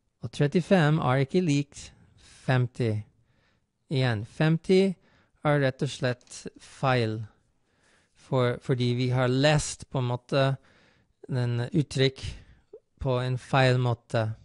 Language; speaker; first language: Norwegian; non-native, fluent; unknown